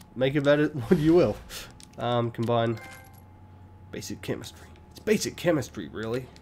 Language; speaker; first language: English; native; English